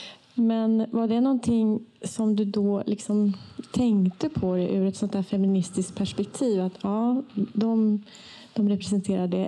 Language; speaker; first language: Swedish; native; Swedish